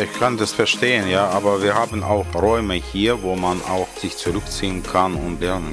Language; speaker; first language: German; native; German